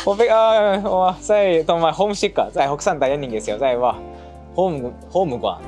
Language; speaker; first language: Cantonese; non-native, fluent; Japanese